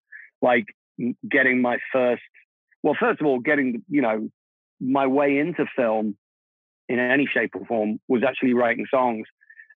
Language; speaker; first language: English; non-native, local second language; Czech